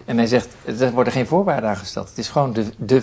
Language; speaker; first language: Dutch; native; Dutch